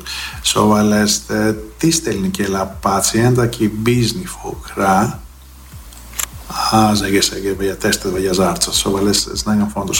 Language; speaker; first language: Hungarian; non-native, learner; Greek